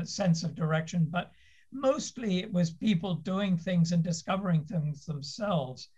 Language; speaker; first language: English; native; English